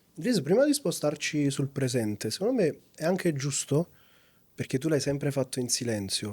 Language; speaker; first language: Italian; native; Italian